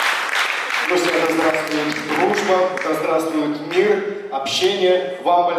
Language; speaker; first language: Russian; native; Russian